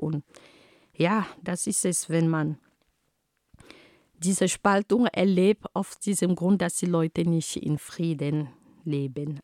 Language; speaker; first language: German; non-native, fluent; Ghomala